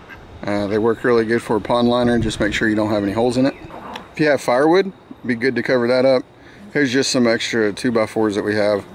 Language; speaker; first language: English; native; English